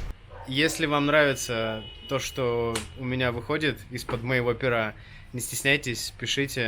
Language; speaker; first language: Russian; native; Russian